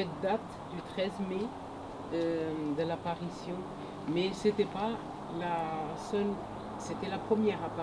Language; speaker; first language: French; non-native, fluent; Portuguese